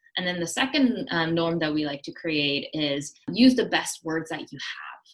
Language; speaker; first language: English; early bilingual, other home language; Korean